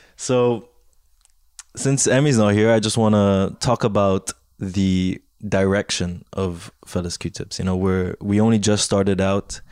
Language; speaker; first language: English; native; English